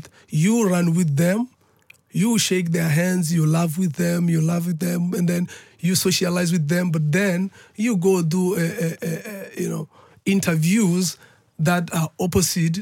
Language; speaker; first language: English; non-native, local second language; Northern Sotho